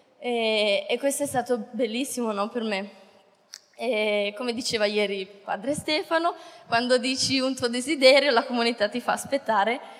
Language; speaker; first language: Italian; native; Italian